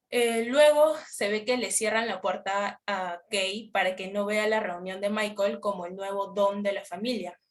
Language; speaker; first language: Spanish; native; Spanish